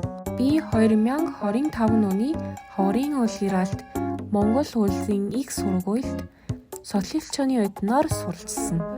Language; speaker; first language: Mongolian; non-native, learner; Korean